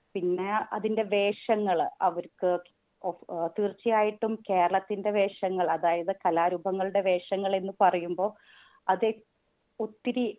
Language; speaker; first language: Malayalam; native; Malayalam